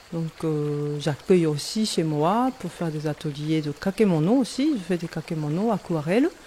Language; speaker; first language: French; non-native, fluent; Japanese